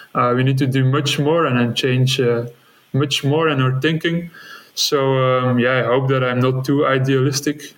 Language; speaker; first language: English; non-native, fluent; Dutch